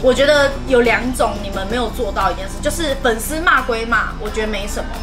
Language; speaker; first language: Chinese; native; Chinese